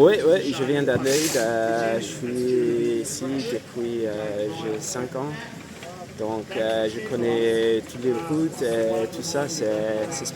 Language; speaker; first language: French; non-native, learner; English